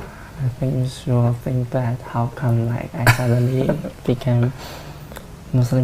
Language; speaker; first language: English; non-native, learner; Chinese